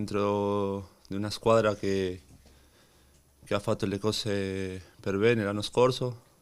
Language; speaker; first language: Italian; non-native, learner; Spanish